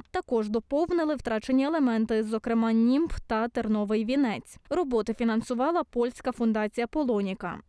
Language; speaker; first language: Ukrainian; native; Ukrainian